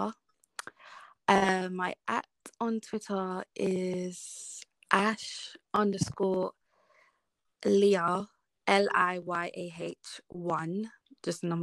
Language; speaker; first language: English; native; English